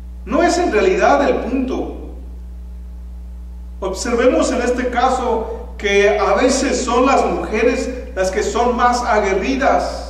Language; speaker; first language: Spanish; native; Spanish